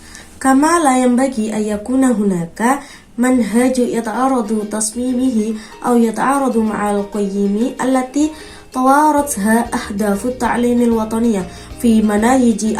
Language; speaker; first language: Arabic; non-native, learner; Indonesian